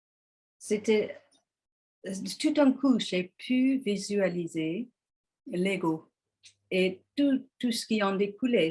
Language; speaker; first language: French; non-native, fluent; English